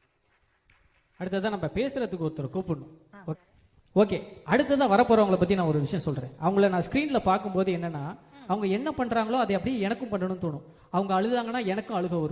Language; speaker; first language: Tamil; native; Tamil